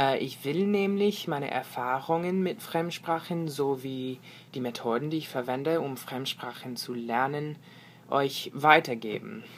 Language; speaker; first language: German; non-native, fluent; English